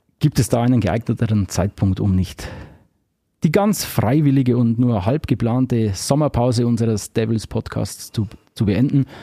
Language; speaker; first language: German; native; German